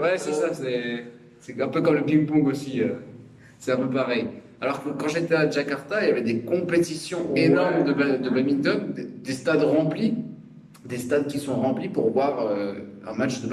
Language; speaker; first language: French; native; French